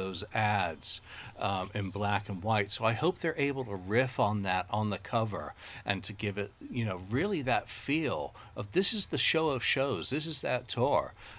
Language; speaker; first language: English; native; English